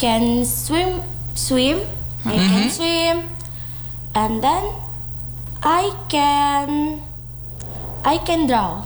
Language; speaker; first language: English; non-native, learner; Indonesian